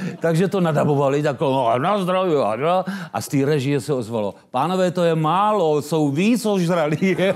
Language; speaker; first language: Czech; native; Czech